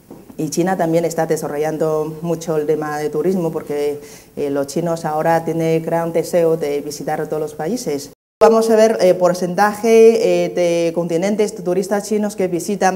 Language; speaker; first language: Spanish; non-native, fluent; Chinese